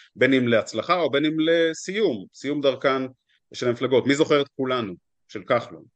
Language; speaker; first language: Hebrew; native; Hebrew